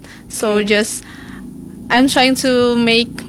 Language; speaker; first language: English; non-native, learner; Indonesian